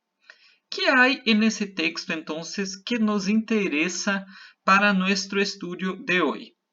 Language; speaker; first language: Spanish; non-native, fluent; Portuguese